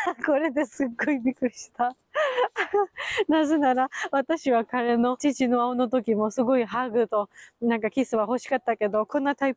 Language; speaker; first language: Japanese; non-native, learner; Georgian